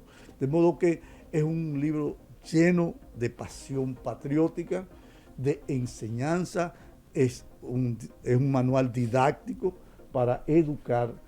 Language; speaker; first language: Spanish; native; Spanish